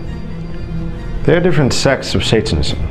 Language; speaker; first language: English; native; English